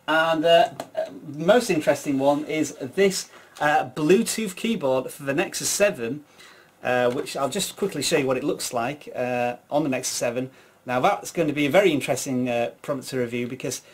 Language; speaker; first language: English; native; English